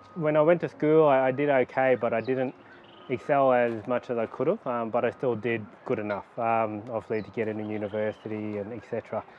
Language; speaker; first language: English; native; English